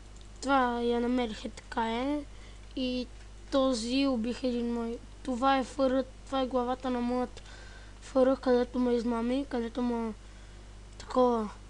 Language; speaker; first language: Bulgarian; native; Bulgarian